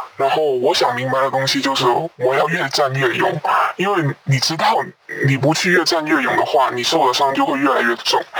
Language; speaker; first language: Chinese; non-native, local second language; Cantonese